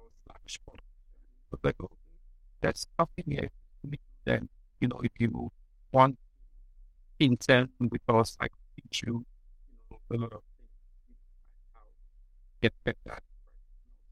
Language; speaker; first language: English; non-native, local second language; Igbo